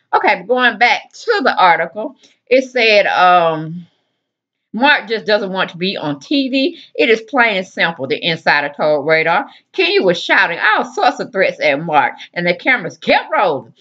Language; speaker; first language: English; native; English